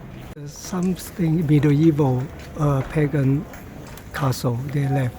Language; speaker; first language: English; non-native, learner; Chinese